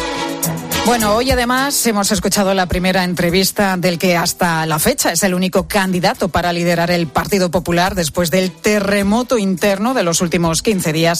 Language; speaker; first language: Spanish; native; Spanish